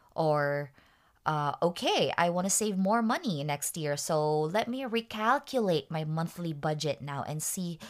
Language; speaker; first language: English; non-native, local second language; Waray